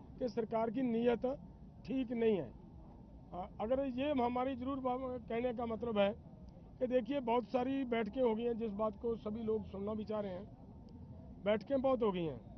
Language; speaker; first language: Hindi; non-native, local second language; Punjabi